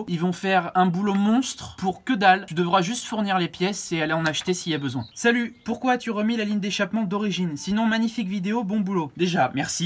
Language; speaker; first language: French; native; French